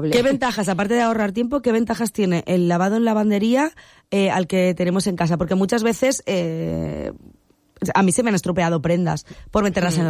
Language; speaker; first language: Spanish; native; Spanish